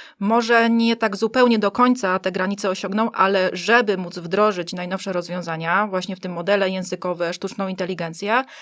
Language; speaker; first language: Polish; native; Polish